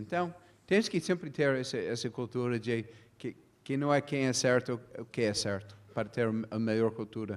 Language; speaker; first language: Portuguese; non-native, fluent; English